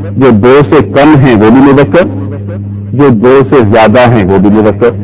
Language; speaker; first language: Urdu; non-native, local second language; Punjabi